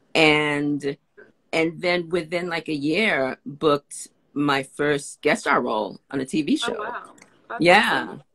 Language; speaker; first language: English; native; English